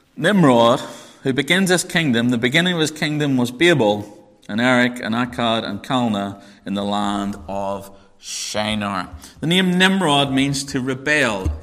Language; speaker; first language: English; native; English